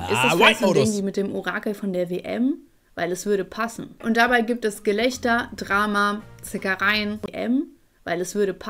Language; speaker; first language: German; native; German